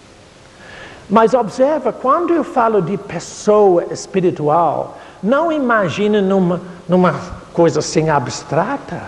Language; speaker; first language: Portuguese; non-native, fluent; English